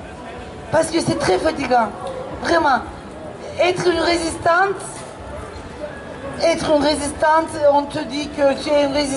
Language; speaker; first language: French; non-native, fluent; Turkish